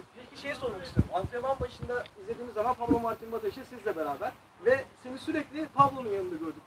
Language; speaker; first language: Turkish; native; Turkish